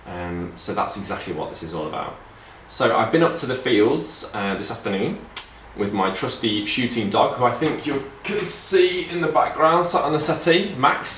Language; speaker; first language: English; native; English